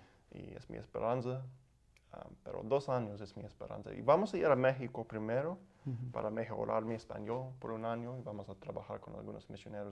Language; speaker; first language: Spanish; non-native, learner; English